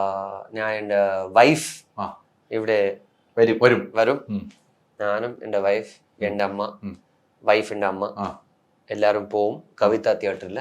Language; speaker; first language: Malayalam; non-native, learner; Tamil